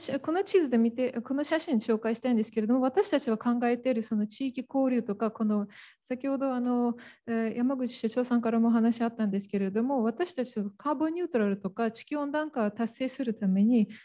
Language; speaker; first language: Japanese; non-native, fluent; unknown